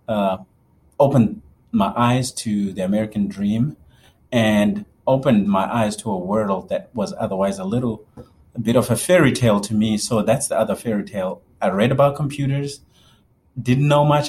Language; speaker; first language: English; non-native, local second language; Shona